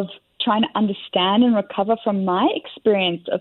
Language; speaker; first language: English; native; English